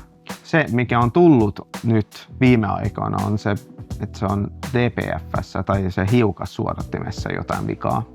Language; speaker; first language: Finnish; non-native, local second language; Swedish